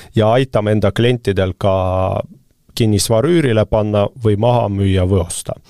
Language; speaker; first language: Estonian; non-native, local second language; Russian